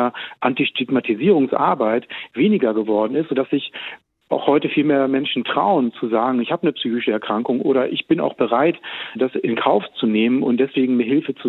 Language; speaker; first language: German; native; German